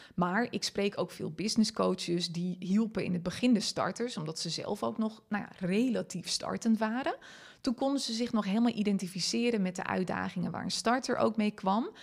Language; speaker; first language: Dutch; non-native, local second language; Western Frisian